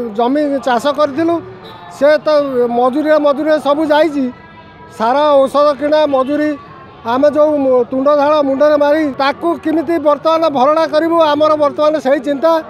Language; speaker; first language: Odia; native; Odia